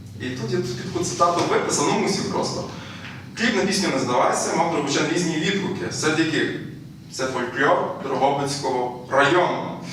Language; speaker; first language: Ukrainian; native; Ukrainian